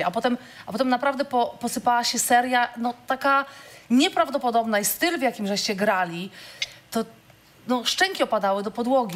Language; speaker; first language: Polish; native; Polish